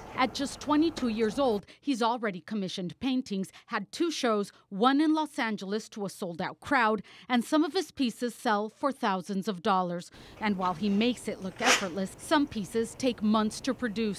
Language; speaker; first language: English; native; English